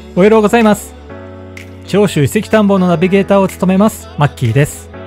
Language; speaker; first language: Japanese; native; Japanese